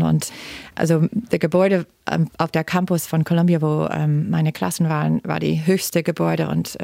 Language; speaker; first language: German; non-native, fluent; English